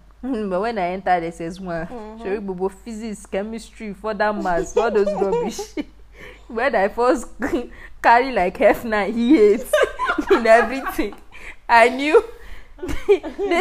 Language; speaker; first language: English; non-native, local second language; Yoruba